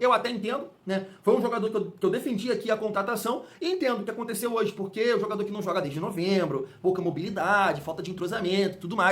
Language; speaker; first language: Portuguese; native; Portuguese